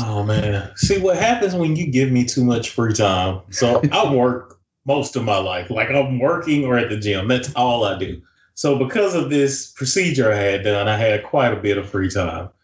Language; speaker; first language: English; native; English